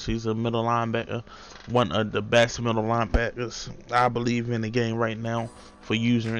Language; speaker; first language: English; native; English